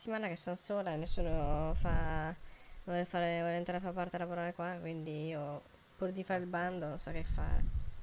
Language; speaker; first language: Italian; native; Italian